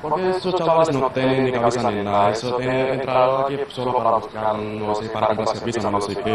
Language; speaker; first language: Spanish; non-native, learner; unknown